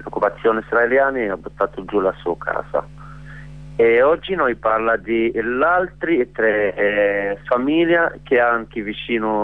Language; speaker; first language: Italian; non-native, learner; Arabic